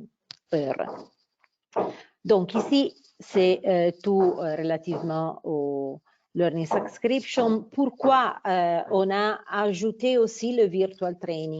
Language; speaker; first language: French; non-native, fluent; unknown